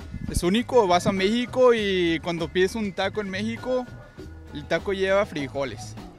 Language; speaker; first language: Spanish; early bilingual, heritage; Spanish